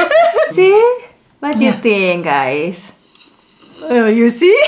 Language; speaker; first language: English; non-native, learner; Indonesian